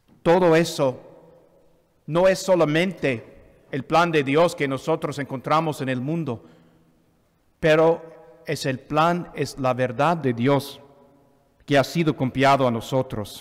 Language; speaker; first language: Spanish; non-native, fluent; English